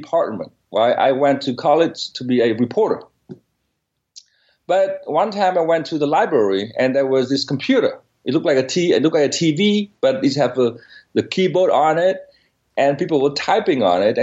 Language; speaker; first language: English; non-native, fluent; Vietnamese